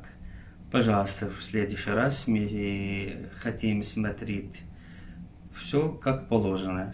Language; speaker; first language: Russian; non-native, learner; Arabic